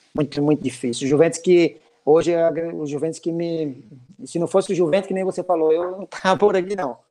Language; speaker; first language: Portuguese; native; Portuguese